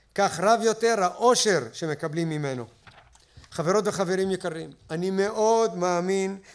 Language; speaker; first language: Hebrew; native; Hebrew